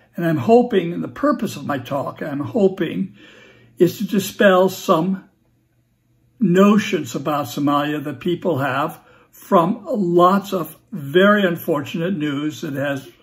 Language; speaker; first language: English; native; English